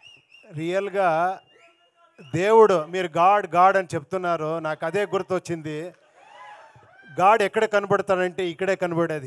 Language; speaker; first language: Telugu; non-native, local second language; Kannada